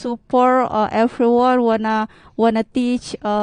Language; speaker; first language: English; non-native, learner; Indonesian